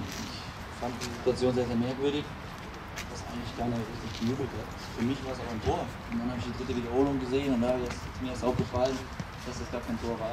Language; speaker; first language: German; native; German